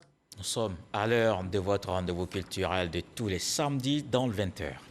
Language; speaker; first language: French; native; French